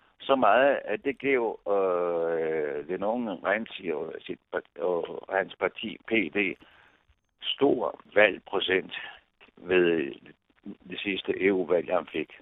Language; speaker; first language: Danish; non-native, fluent; Italian